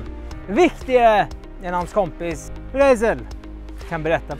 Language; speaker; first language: Swedish; non-native, learner; English